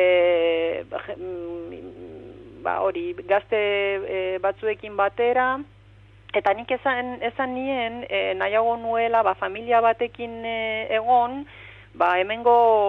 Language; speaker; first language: Basque; non-native, fluent; Romanian